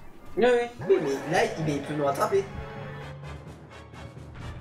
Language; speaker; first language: French; native; French